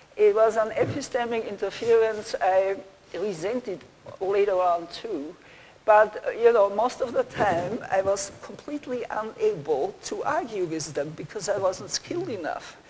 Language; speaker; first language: English; non-native, fluent; German